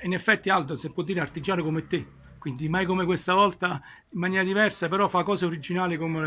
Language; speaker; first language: Italian; native; Italian